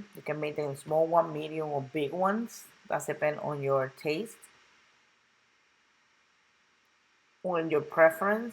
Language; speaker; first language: English; non-native, local second language; Spanish